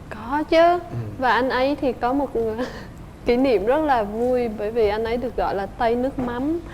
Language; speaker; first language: Vietnamese; native; Vietnamese